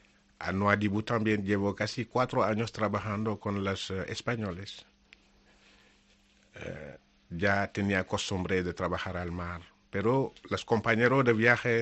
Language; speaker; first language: Spanish; non-native, learner; Wolof